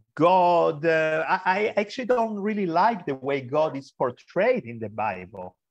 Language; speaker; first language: English; early bilingual, other home language; Spanish